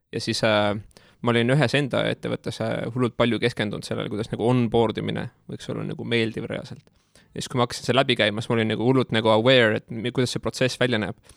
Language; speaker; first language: Estonian; native; Estonian